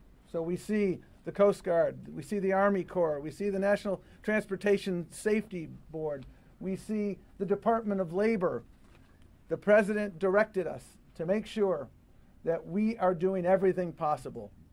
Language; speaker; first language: English; early bilingual, other home language; Spanish